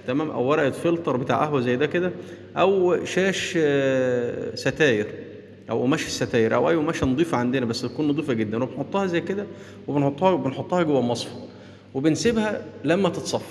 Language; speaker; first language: Arabic; native; Arabic